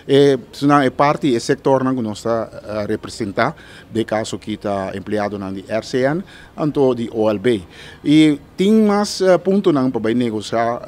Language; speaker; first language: Spanish; non-native, learner; Papiamento